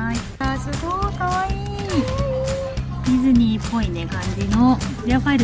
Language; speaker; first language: Japanese; native; Japanese